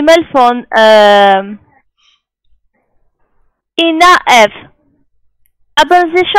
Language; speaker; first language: German; non-native, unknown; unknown